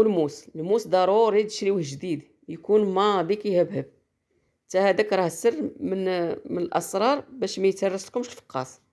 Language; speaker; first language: Arabic; native; Arabic